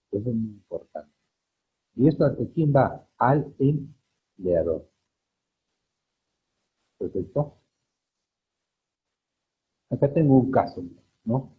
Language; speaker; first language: Spanish; native; Spanish